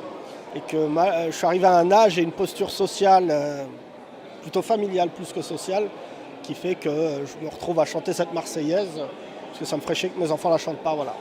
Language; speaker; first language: French; native; French